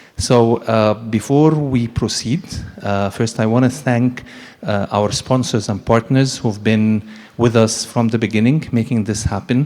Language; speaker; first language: English; non-native, fluent; Arabic